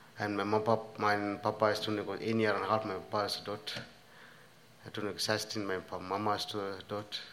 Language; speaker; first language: Dutch; non-native, learner; Tamil